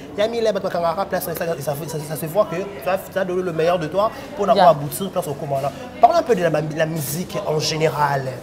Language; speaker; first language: French; non-native, local second language; Lingala